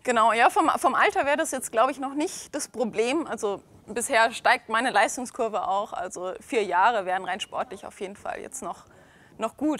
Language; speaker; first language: German; native; German